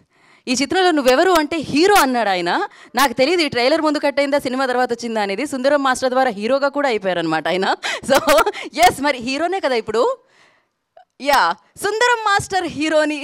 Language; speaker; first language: Telugu; native; Telugu